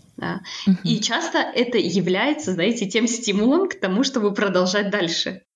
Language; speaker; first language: Russian; native; Russian